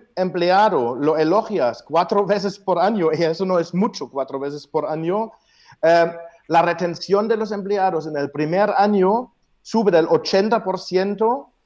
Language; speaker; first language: Spanish; non-native, fluent; German